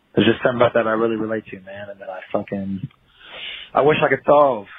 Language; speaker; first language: English; native; English